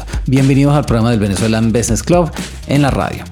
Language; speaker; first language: Spanish; native; Spanish